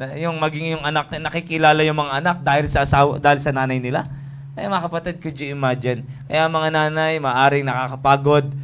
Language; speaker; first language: Filipino; native; Filipino